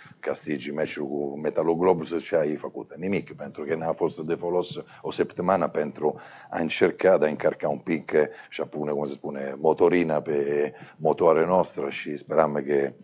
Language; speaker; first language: Romanian; non-native, fluent; Italian